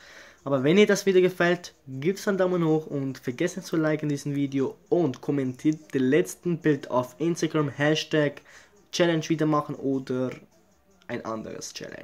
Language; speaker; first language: German; early bilingual, other home language; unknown